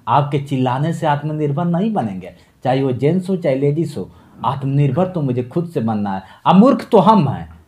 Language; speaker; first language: Hindi; native; Hindi